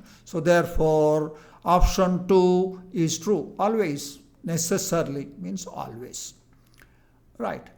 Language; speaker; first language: English; non-native, local second language; Telugu